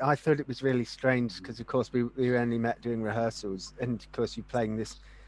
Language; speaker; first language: English; native; English